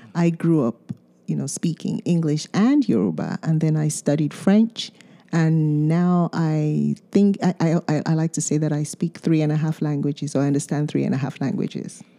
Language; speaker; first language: English; non-native, local second language; Yoruba